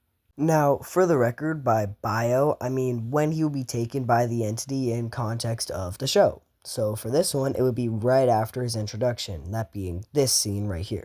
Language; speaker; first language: English; native; English